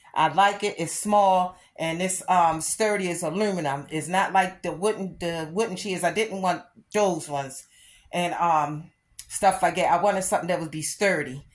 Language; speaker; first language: English; native; English